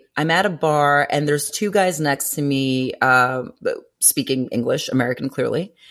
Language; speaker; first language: English; early bilingual, other home language; Greek